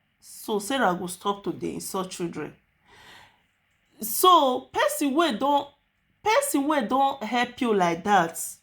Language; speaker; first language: Nigerian Pidgin; native; Nigerian Pidgin